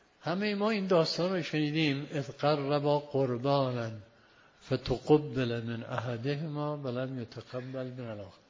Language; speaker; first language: Persian; native; Persian